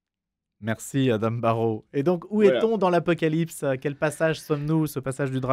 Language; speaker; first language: French; native; French